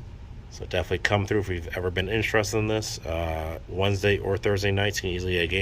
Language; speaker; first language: English; native; English